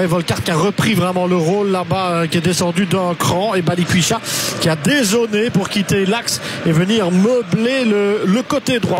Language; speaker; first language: French; native; French